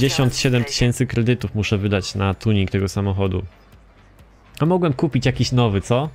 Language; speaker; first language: Polish; native; Polish